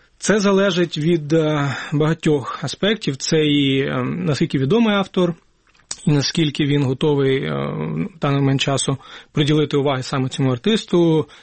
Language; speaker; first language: Ukrainian; non-native, local second language; Russian